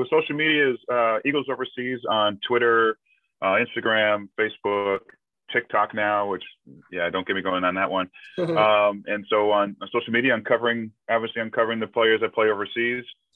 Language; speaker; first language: English; native; English